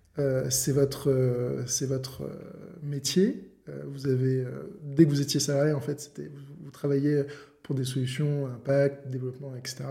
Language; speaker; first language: French; native; French